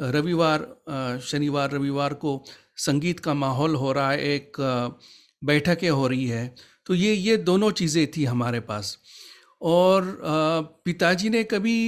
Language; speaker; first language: Hindi; native; Hindi